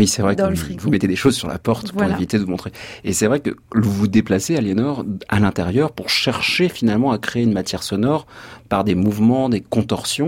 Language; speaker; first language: French; native; French